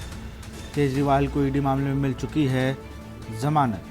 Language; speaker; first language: Hindi; native; Hindi